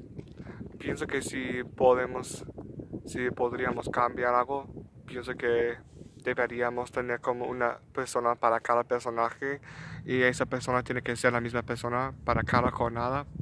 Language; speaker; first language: Spanish; non-native, learner; English